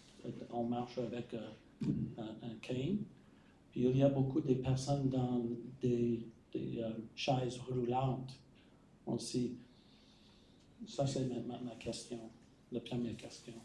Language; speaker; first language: French; non-native, learner; English